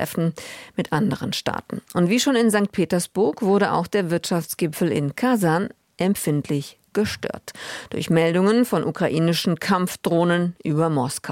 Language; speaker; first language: German; native; German